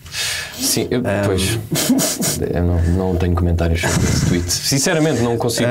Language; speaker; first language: Portuguese; native; Portuguese